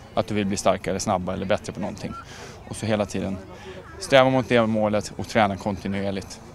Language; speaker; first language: Swedish; early bilingual, other home language; Czech